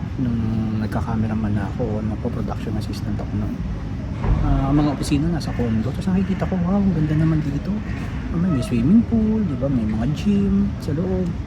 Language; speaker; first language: Filipino; native; Filipino